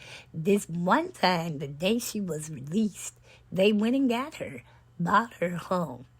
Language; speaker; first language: English; native; English